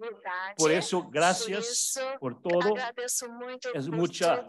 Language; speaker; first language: Portuguese; early bilingual, other home language; German